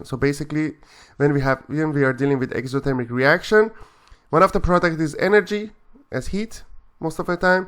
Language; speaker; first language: English; non-native, fluent; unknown